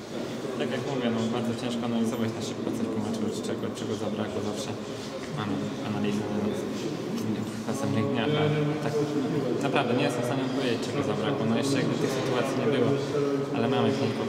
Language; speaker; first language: Polish; native; Polish